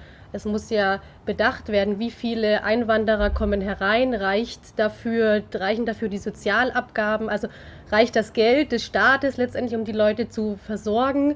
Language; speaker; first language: German; native; German